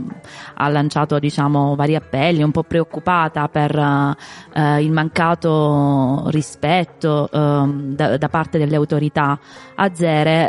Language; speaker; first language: Italian; native; Italian